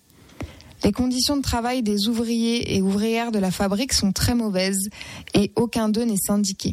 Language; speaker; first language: French; native; French